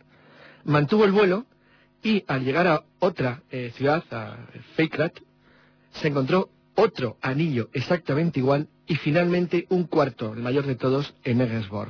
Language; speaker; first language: Spanish; native; Spanish